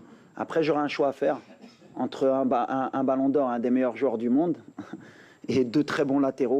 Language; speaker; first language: French; native; French